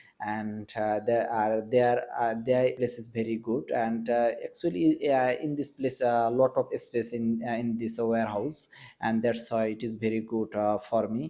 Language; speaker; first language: English; non-native, learner; Bangla